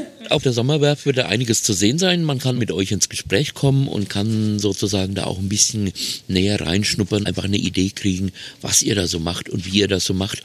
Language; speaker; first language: German; native; German